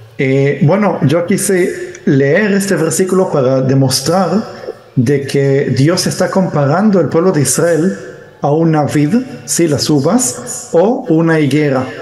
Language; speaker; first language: Spanish; early bilingual, heritage; Spanish